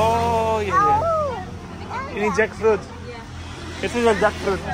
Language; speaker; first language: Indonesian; non-native, learner; Spanish